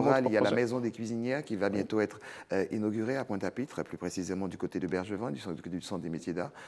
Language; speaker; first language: French; native; French